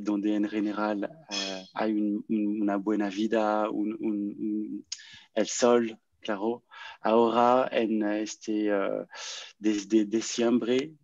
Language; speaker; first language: Spanish; non-native, learner; French